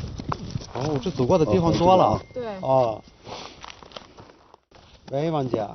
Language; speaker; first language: Chinese; native; Chinese